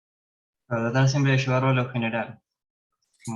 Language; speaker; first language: Spanish; native; Spanish